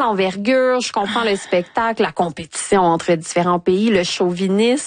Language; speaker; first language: French; native; French